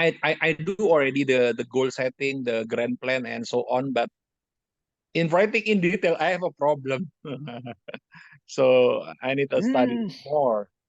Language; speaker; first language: English; non-native, learner; Indonesian